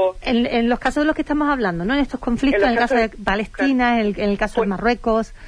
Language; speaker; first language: Spanish; native; Spanish